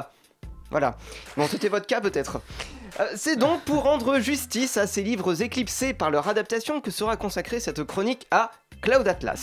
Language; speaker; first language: French; native; French